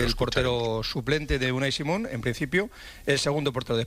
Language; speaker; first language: Spanish; native; Spanish